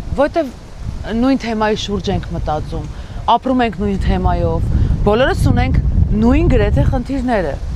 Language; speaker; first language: Armenian; native; Armenian